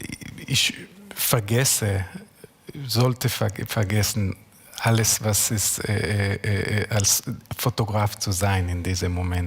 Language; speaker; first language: German; non-native, learner; Hebrew